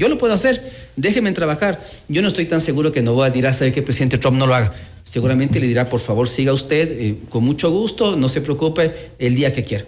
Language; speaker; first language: Spanish; native; Spanish